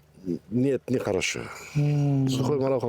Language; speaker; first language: Russian; non-native, learner; Turkish